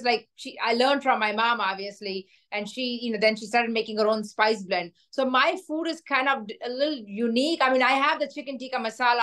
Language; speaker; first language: English; non-native, local second language; Urdu